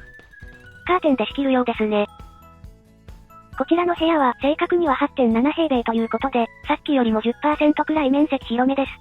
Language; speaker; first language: Japanese; native; Japanese